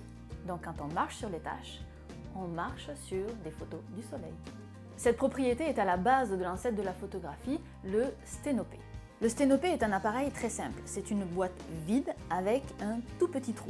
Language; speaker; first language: French; native; French